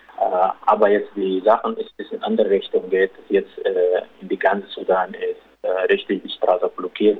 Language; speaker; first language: German; non-native, local second language; Arabic